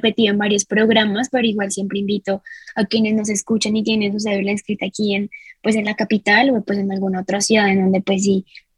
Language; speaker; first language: Spanish; native; Spanish